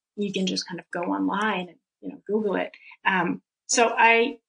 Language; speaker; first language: English; early bilingual, other home language; Russian